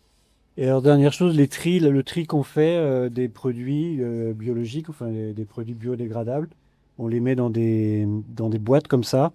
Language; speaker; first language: French; native; French